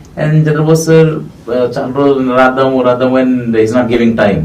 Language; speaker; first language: English; non-native, local second language; Telugu